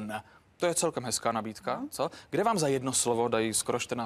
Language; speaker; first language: Czech; native; Czech